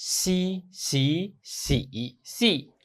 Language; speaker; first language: Chinese; non-native, fluent; Khmer